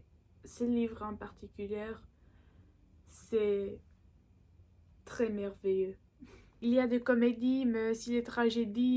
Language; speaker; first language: French; non-native, learner; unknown